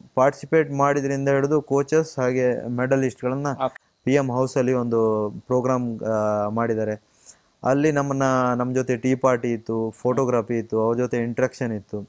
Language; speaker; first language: Kannada; native; Kannada